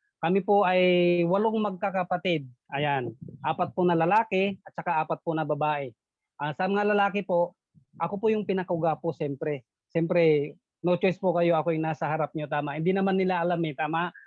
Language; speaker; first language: Filipino; non-native, local second language; Iloko